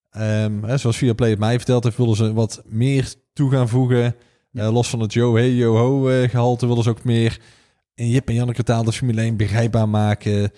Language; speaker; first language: Dutch; native; Dutch